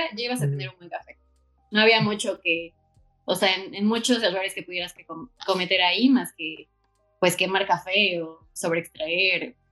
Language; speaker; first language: Spanish; native; Spanish